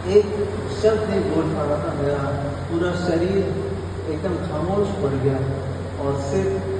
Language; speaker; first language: Hindi; non-native, local second language; Malayalam